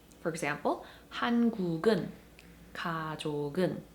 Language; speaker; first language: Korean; early bilingual, heritage; Korean